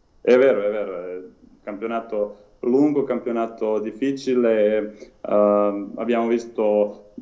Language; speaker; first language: Italian; non-native, learner; Serbian